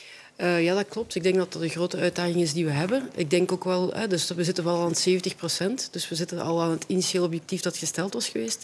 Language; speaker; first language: Dutch; native; Dutch